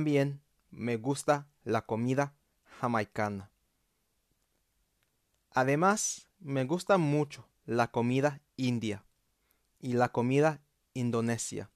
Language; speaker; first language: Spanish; non-native, fluent; English